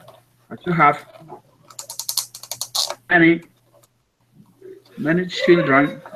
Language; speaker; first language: English; non-native, learner; Spanish